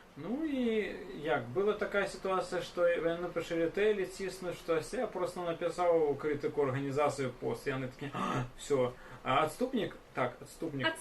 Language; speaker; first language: Belarusian; non-native, local second language; Russian